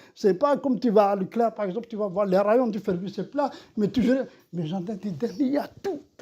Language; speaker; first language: French; non-native, local second language; Kabyle